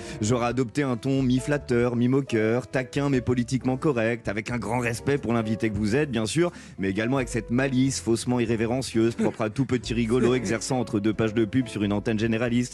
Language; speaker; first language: French; native; French